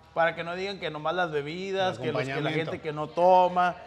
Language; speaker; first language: Spanish; native; Spanish